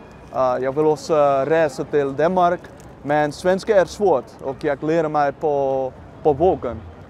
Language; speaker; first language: Swedish; non-native, learner; Dutch